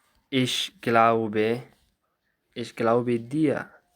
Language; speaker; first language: German; non-native, fluent; Somali